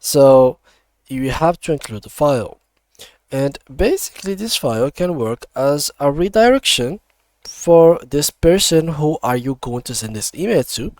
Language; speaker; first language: English; non-native, fluent; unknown